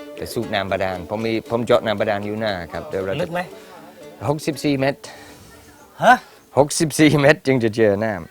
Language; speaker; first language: Thai; non-native, fluent; English